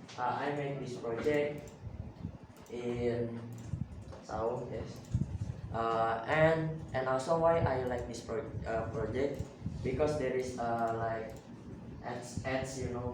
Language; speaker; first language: English; non-native, learner; Indonesian